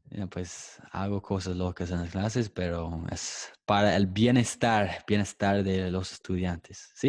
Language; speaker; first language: Spanish; non-native, fluent; English